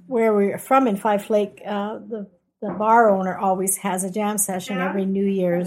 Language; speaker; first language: English; native; English